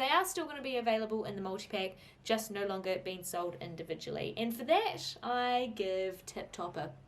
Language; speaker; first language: English; native; English